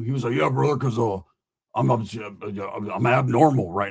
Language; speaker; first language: English; native; English